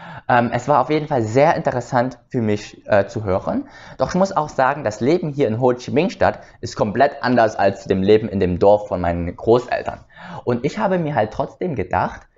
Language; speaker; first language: German; early bilingual, other home language; Vietnamese